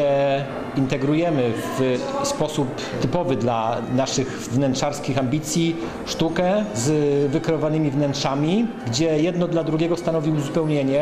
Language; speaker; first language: Polish; native; Polish